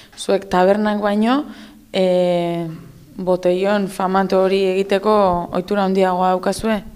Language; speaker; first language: Basque; non-native, local second language; Spanish